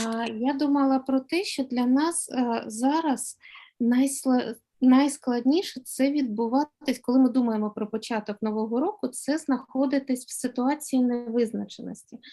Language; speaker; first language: Ukrainian; native; Ukrainian